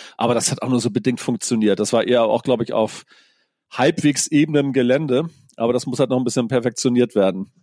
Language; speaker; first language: German; native; German